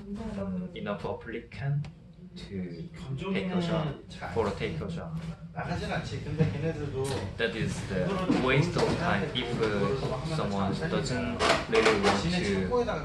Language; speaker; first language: English; non-native, learner; Korean